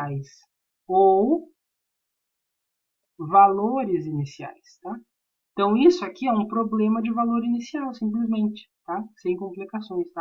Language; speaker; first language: Portuguese; native; Portuguese